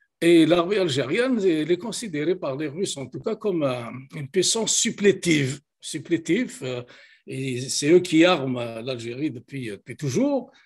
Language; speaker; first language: French; non-native, local second language; Kabyle